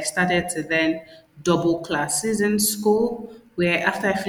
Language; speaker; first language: English; non-native, local second language; Igbo